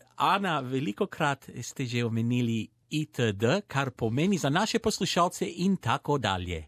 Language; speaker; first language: Slovenian; early bilingual, heritage; Slovenian